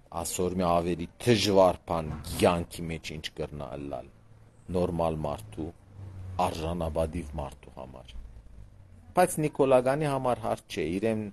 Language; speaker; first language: Armenian; early bilingual, heritage; Armenian